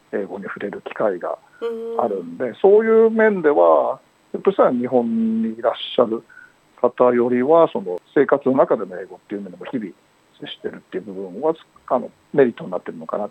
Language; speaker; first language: Japanese; native; Japanese